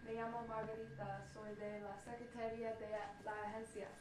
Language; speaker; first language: Spanish; non-native, learner; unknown